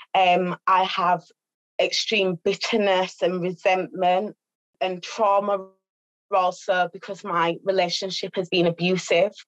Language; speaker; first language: English; native; English